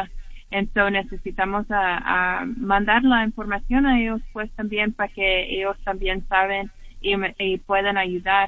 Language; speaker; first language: Spanish; early bilingual, heritage; English